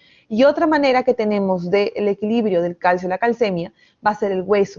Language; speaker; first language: Spanish; native; Spanish